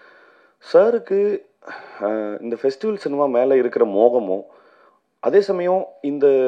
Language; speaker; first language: Tamil; native; Tamil